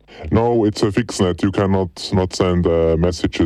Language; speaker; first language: English; non-native, fluent; German